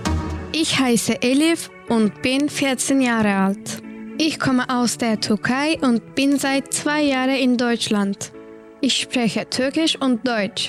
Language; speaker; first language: German; non-native, learner; Turkish